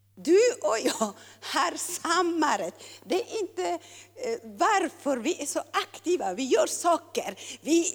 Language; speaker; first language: Swedish; non-native, fluent; Tigrinya